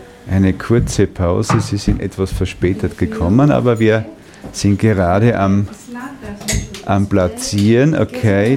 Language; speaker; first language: German; native; German